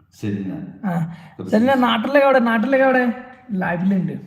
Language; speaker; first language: Malayalam; non-native, learner; Bangla